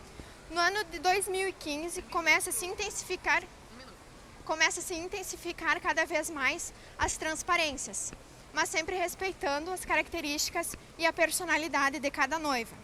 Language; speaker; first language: Portuguese; native; Portuguese